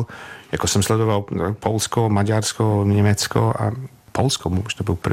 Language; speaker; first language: Czech; non-native, fluent; English